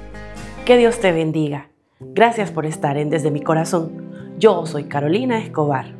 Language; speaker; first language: Spanish; native; Spanish